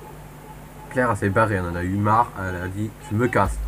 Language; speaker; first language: French; native; French